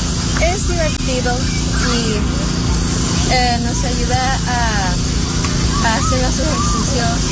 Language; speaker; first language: Spanish; early bilingual, heritage; Spanish